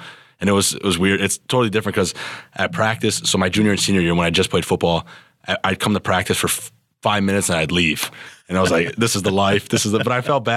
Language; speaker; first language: English; early bilingual, other home language; Serbian